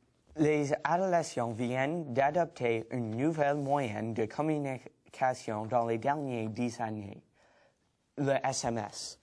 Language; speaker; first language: French; non-native, learner; English